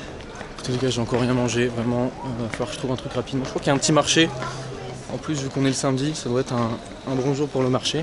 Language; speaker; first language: French; native; French